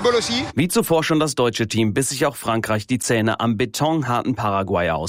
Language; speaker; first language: German; native; German